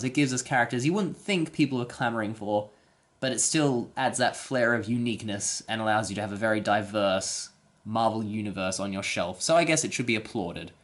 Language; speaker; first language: English; native; English